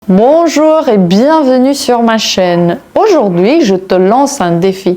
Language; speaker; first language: French; non-native, fluent; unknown